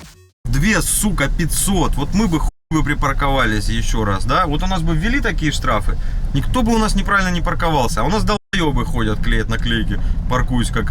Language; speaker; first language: Russian; native; Russian